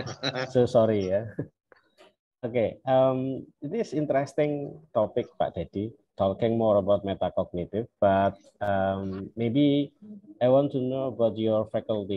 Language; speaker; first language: English; non-native, fluent; Indonesian